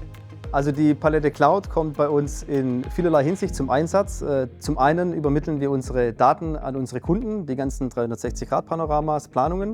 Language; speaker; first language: German; native; German